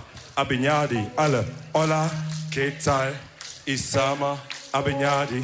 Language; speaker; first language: German; early bilingual, other home language; Wolof